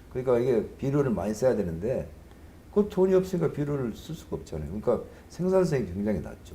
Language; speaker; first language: Korean; native; Korean